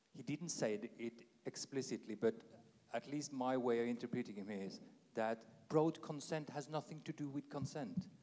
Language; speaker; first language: English; non-native, fluent; Norwegian